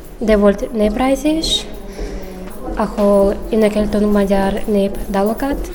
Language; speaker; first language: Hungarian; non-native, learner; Udmurt